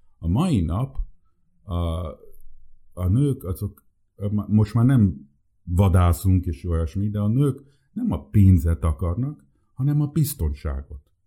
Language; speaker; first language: Hungarian; early bilingual, heritage; Hungarian